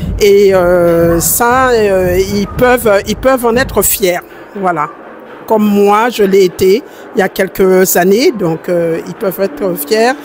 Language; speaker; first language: French; native; French